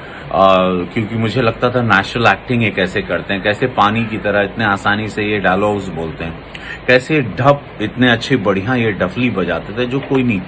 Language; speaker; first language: Hindi; native; Hindi